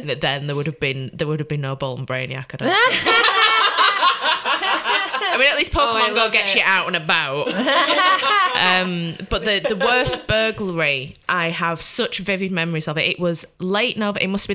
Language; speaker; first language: English; native; English